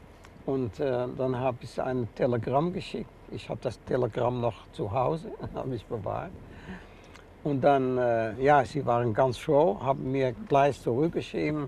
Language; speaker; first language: German; non-native, fluent; Dutch